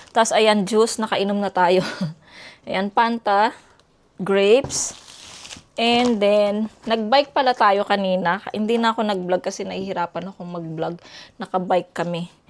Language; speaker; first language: Filipino; native; Filipino